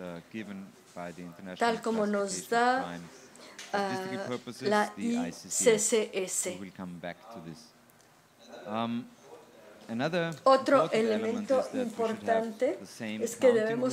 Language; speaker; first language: Spanish; non-native, learner; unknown